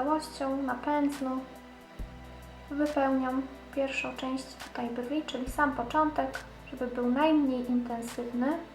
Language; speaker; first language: Polish; native; Polish